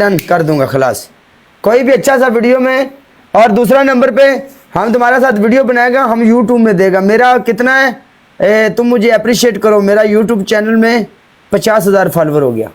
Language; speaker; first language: Hindi; non-native, fluent; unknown